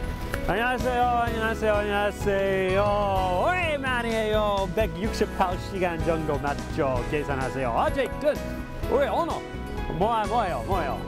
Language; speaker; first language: Korean; non-native, fluent; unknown